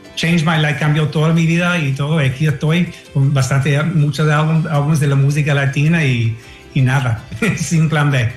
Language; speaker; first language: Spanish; non-native, fluent; English